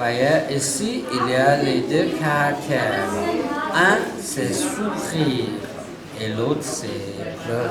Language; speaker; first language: French; non-native, learner; Chinese